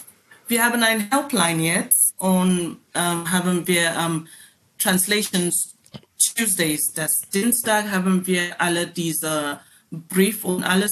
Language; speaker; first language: German; non-native, learner; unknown